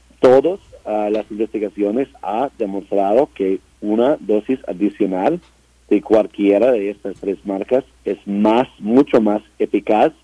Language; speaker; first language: Spanish; non-native, learner; English